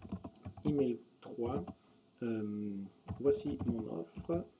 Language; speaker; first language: French; native; French